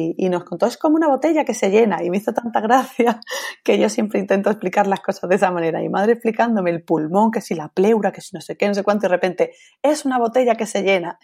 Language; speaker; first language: Spanish; native; Spanish